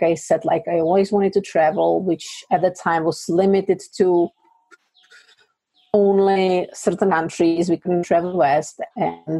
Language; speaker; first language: English; non-native, fluent; Czech